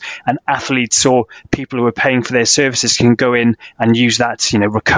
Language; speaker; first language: English; native; English